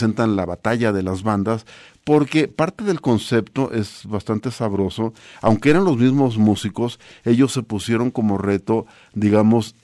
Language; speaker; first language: Spanish; native; Spanish